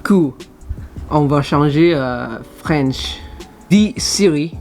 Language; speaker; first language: French; non-native, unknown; Indonesian